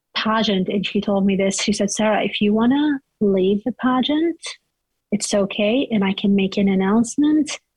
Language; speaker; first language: English; non-native, fluent; Arabic